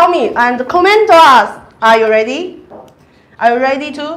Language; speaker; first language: English; non-native, learner; Chinese